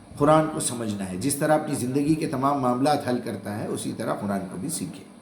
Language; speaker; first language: Urdu; native; Urdu